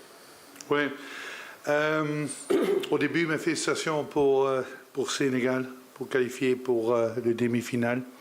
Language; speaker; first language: French; non-native, learner; Dutch